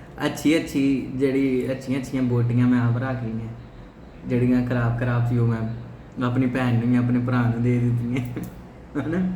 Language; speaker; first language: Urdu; non-native, local second language; Punjabi